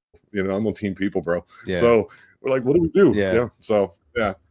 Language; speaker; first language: English; native; English